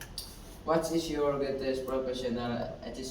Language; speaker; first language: English; non-native, learner; Indonesian